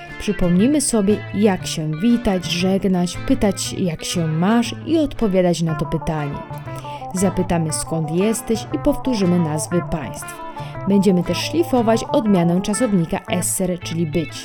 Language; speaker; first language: Polish; non-native, fluent; Italian